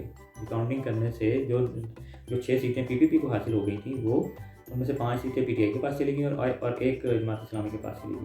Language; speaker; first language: Urdu; native; Urdu